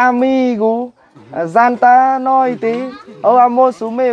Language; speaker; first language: Portuguese; non-native, learner; Vietnamese